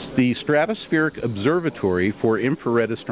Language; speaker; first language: English; native; English